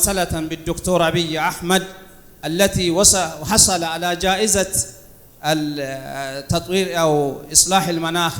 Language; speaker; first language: Arabic; non-native, fluent; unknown